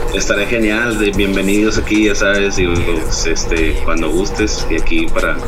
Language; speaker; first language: Spanish; native; Spanish